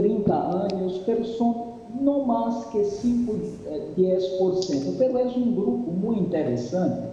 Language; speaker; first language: Spanish; non-native, fluent; Portuguese